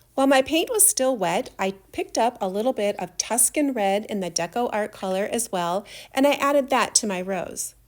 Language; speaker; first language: English; native; English